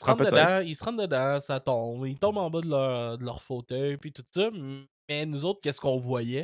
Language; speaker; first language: French; native; French